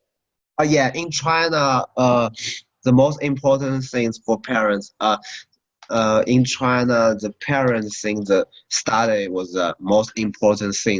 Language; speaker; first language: English; non-native, learner; Chinese